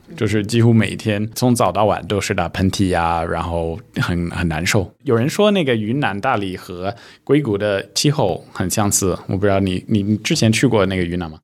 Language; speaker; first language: Chinese; early bilingual, heritage; Chinese